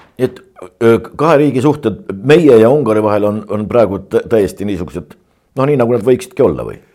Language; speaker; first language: Estonian; native; Estonian